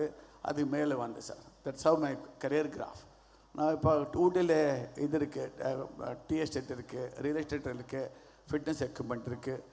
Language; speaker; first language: Tamil; non-native, learner; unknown